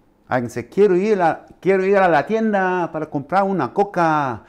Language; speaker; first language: Spanish; non-native, fluent; English